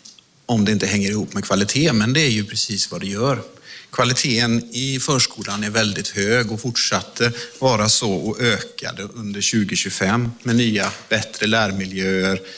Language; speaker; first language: Swedish; native; Swedish